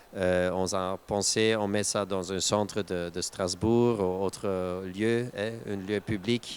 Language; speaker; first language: French; non-native, local second language; Dutch